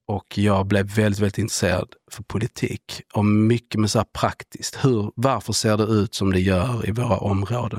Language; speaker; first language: Swedish; native; Swedish